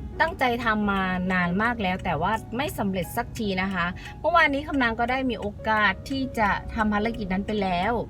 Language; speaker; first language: Thai; native; Thai